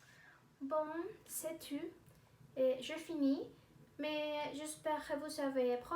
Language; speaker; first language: French; non-native, learner; Spanish